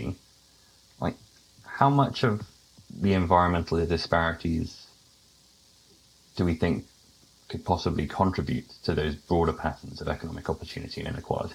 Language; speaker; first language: English; native; English